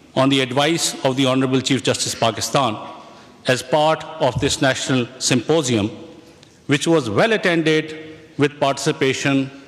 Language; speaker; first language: English; non-native, local second language; Urdu